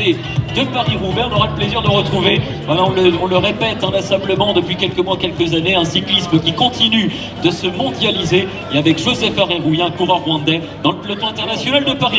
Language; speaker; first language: French; native; French